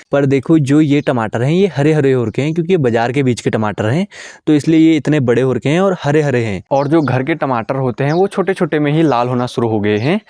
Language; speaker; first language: Hindi; non-native, local second language; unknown